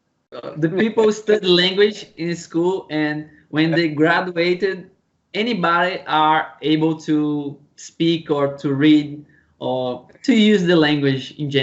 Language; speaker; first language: English; non-native, learner; Portuguese